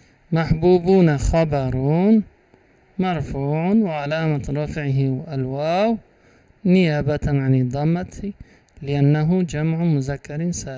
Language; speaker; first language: Arabic; non-native, fluent; Uzbek